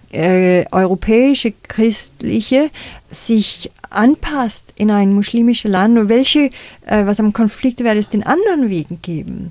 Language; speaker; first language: German; non-native, fluent; Danish